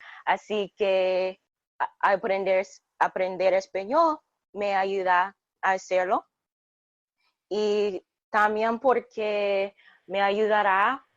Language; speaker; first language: Spanish; non-native, learner; English